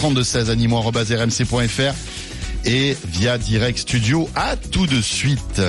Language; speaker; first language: French; native; French